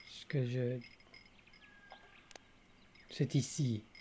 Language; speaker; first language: French; non-native, learner; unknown